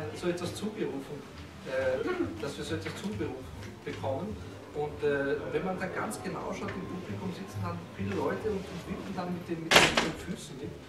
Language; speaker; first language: German; early bilingual, other home language; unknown